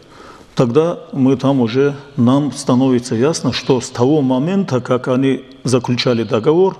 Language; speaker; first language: Russian; non-native, local second language; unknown